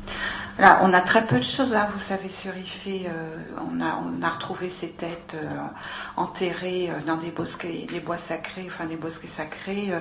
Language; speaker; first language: French; native; French